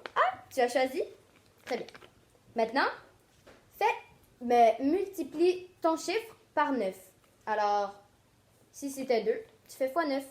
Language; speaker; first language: French; native; French